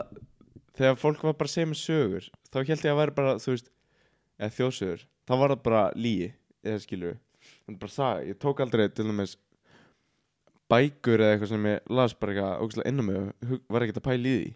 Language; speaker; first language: Icelandic; native; Icelandic